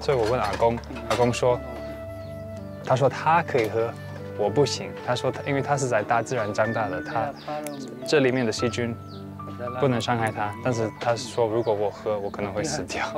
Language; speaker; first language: Chinese; early bilingual, heritage; Chinese